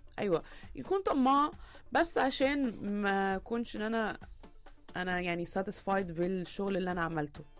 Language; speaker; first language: Arabic; early bilingual, heritage; Arabic